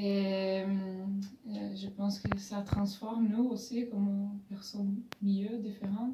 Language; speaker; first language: French; non-native, fluent; Portuguese